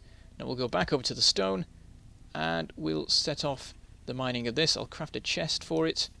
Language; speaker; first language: English; native; English